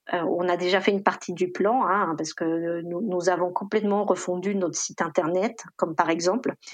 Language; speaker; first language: French; non-native, fluent; Spanish